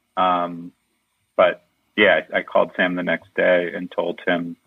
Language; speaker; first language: English; native; English